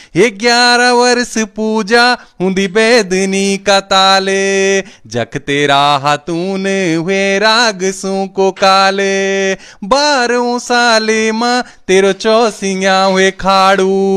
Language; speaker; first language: Hindi; non-native, local second language; Garhwali